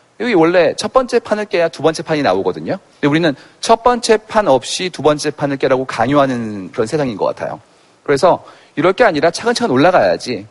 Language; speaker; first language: Korean; native; Korean